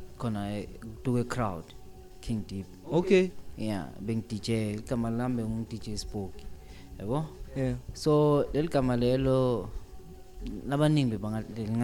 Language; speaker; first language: Zulu; non-native, local second language; Swati